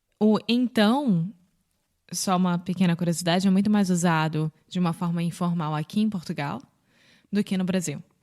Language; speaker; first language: Portuguese; native; Portuguese